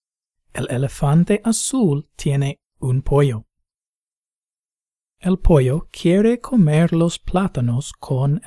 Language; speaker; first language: Spanish; non-native, fluent; English